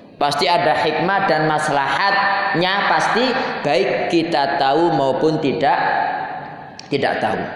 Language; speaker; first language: Indonesian; non-native, local second language; Javanese